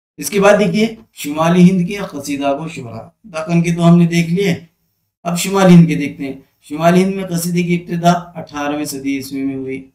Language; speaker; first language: Urdu; native; Urdu